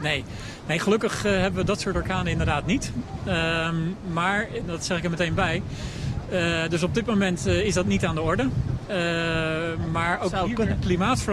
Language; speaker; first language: Dutch; native; Dutch